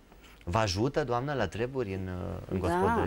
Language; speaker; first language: Romanian; native; Romanian